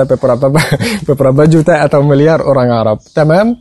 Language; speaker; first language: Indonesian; non-native, fluent; Arabic